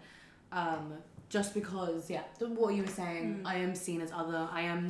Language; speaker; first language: English; native; English